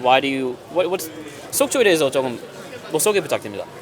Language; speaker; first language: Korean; non-native, learner; English